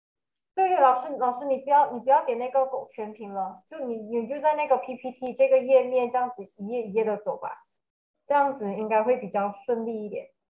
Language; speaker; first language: Chinese; native; Chinese